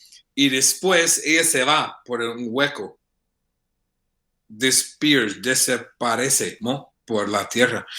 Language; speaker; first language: Spanish; non-native, fluent; English